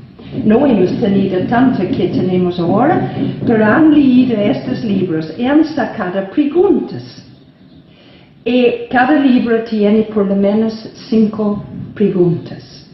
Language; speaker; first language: Spanish; non-native, fluent; English